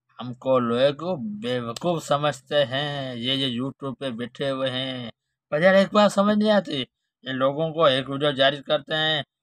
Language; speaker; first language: Urdu; non-native, local second language; Sindhi